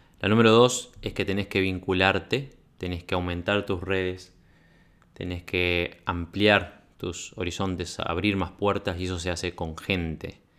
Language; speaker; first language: Spanish; native; Spanish